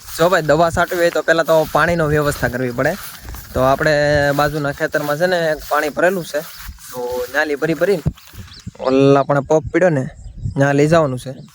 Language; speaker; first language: Gujarati; native; Gujarati